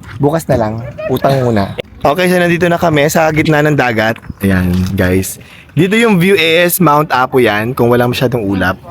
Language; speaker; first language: Filipino; native; Filipino